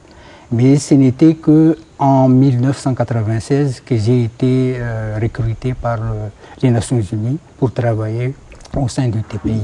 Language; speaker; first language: French; non-native, local second language; Malagasy